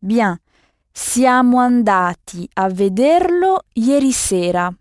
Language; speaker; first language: Italian; non-native, fluent; French